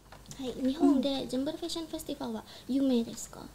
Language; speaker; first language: Japanese; non-native, learner; Indonesian